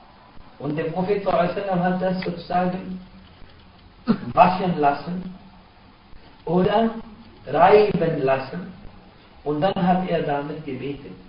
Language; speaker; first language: German; non-native, fluent; Arabic